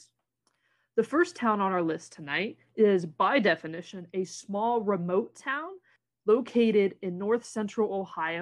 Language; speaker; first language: English; native; English